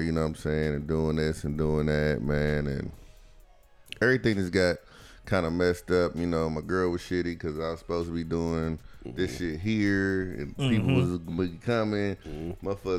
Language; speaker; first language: English; native; English